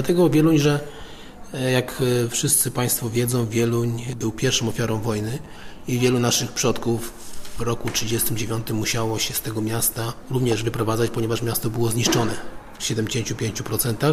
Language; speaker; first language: Polish; native; Polish